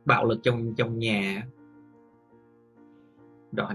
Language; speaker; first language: Vietnamese; native; Vietnamese